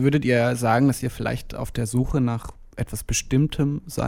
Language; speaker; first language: German; native; German